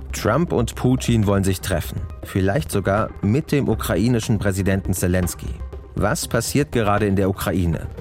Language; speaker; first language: German; native; German